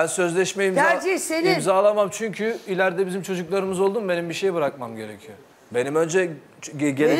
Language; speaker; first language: Turkish; native; Turkish